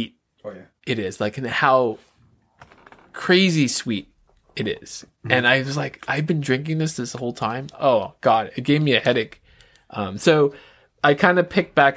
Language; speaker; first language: English; native; English